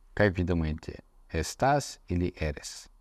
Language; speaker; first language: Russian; non-native, fluent; Spanish